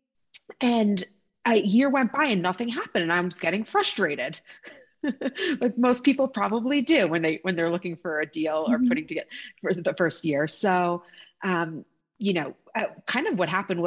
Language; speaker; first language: English; native; English